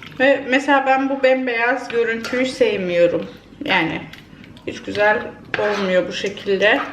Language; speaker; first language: Turkish; early bilingual, heritage; Turkish